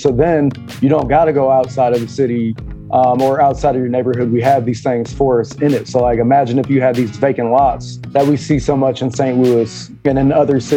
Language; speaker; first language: English; native; English